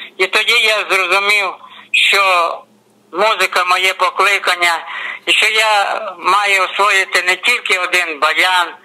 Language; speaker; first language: Ukrainian; native; Ukrainian